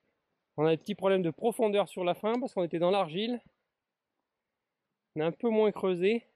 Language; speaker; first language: French; native; French